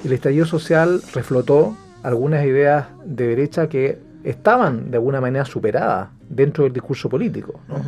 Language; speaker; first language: Spanish; native; Spanish